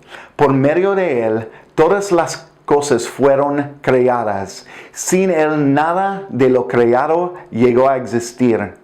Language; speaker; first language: Spanish; non-native, fluent; English